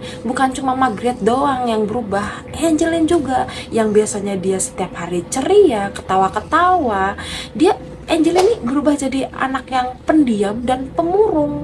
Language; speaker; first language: Indonesian; native; Indonesian